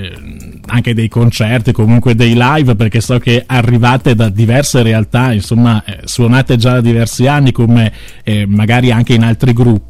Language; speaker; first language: Italian; native; Italian